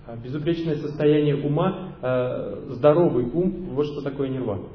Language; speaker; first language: Russian; native; Russian